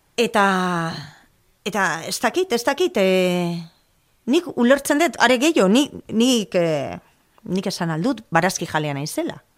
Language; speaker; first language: Basque; non-native, local second language; Spanish